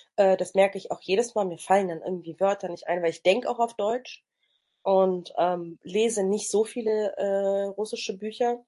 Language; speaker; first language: German; early bilingual, other home language; Russian